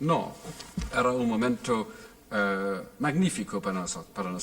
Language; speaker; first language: Spanish; non-native, fluent; English